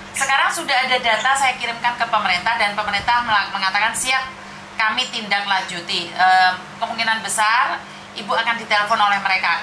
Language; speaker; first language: Indonesian; native; Indonesian